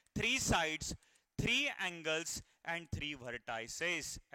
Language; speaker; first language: English; non-native, local second language; Marathi